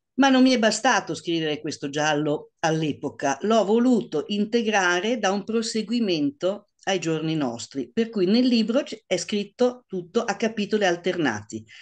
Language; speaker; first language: Italian; native; Italian